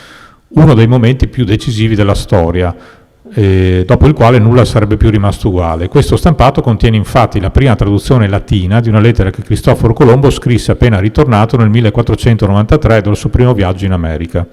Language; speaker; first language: Italian; native; Italian